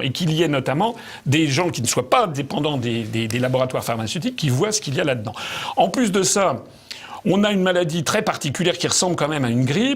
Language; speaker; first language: French; native; French